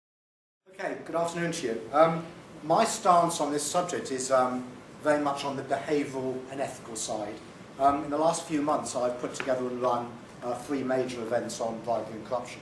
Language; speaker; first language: English; native; English